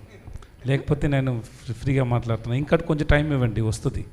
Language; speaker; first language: Telugu; non-native, learner; Tamil